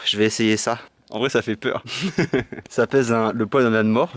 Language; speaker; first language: French; native; French